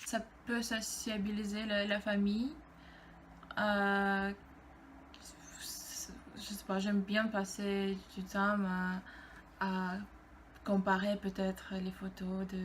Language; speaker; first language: French; non-native, fluent; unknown